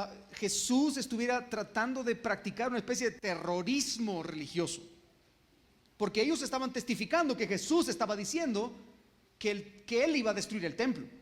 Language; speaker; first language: Spanish; native; Spanish